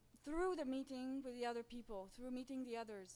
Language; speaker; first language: English; non-native, fluent; Romanian